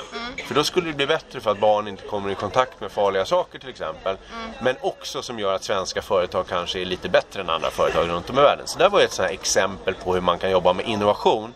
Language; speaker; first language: Swedish; native; Swedish